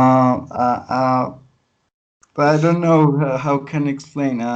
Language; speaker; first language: English; non-native, learner; Spanish